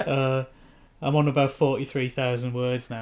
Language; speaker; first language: English; native; English